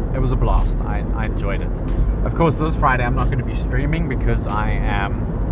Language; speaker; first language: English; native; English